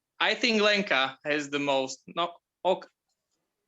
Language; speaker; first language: English; non-native, learner; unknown